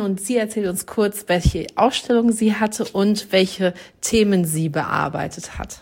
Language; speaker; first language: German; native; German